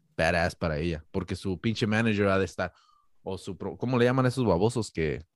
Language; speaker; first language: Spanish; native; Spanish